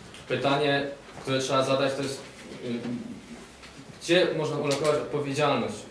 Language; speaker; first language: Polish; native; Polish